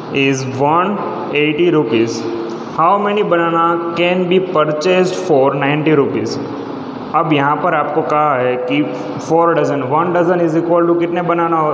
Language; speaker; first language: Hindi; non-native, local second language; Gujarati